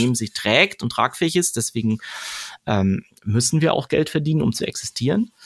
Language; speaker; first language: German; native; German